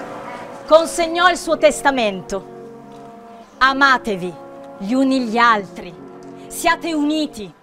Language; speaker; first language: Italian; native; Italian